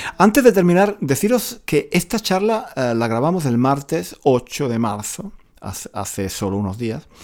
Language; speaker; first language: Spanish; native; Spanish